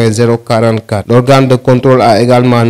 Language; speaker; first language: French; non-native, local second language; Wolof